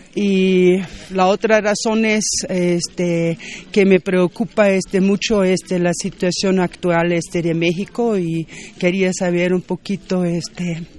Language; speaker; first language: Spanish; non-native, fluent; German